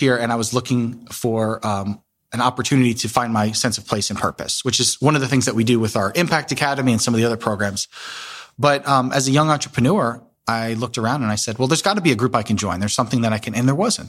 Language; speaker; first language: English; native; English